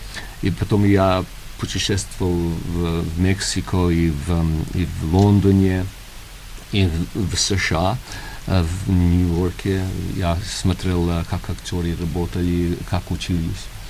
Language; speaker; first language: Russian; early bilingual, heritage; Russian